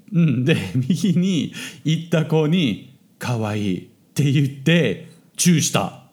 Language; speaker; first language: Japanese; non-native, fluent; English